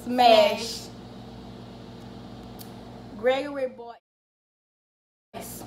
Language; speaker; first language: English; native; English